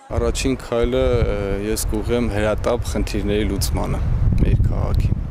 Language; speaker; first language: Armenian; native; Armenian